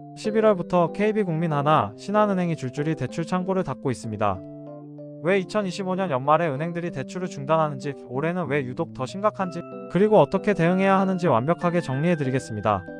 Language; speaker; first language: Korean; native; Korean